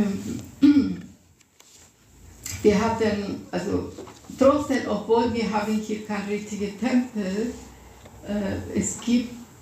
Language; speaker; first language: German; non-native, fluent; Russian